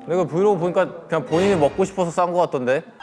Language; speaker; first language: Korean; native; Korean